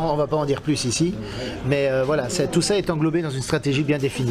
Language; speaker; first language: French; native; French